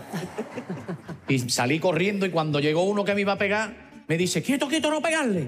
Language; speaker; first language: Spanish; native; Spanish